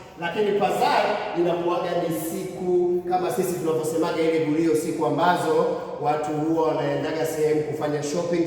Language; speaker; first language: Swahili; native; Swahili